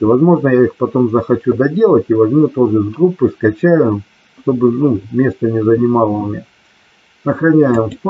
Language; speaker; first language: Russian; native; Russian